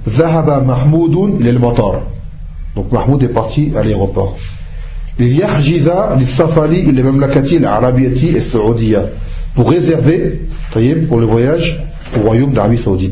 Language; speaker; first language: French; native; French